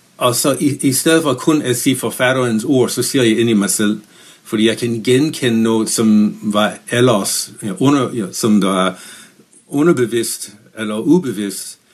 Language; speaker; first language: Danish; non-native, fluent; English